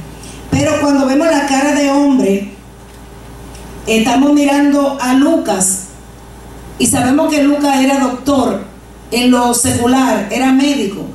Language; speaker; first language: Spanish; native; Spanish